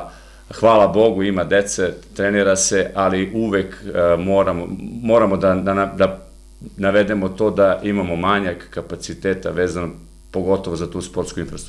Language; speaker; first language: Croatian; native; Croatian